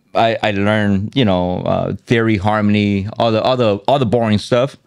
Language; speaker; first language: English; native; English